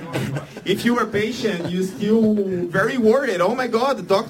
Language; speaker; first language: English; non-native, learner; Portuguese